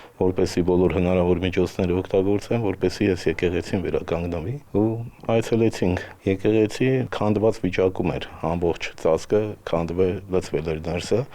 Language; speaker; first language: Armenian; native; Armenian